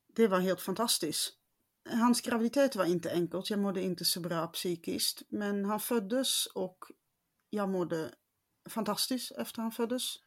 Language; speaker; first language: Swedish; non-native, fluent; Dutch